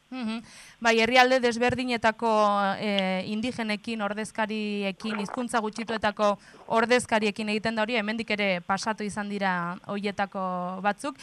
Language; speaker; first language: Basque; native; Basque